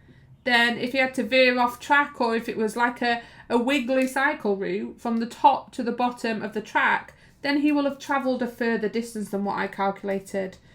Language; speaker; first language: English; native; English